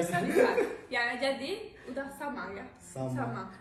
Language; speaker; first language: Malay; non-native, learner; Turkish